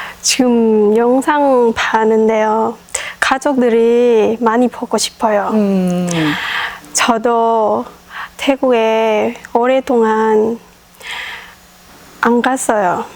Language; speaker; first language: Korean; non-native, learner; Thai